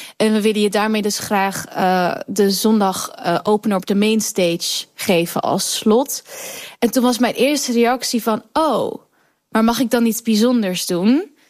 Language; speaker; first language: Dutch; early bilingual, other home language; Kurdish